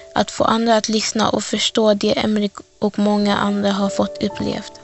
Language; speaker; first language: Swedish; early bilingual, other home language; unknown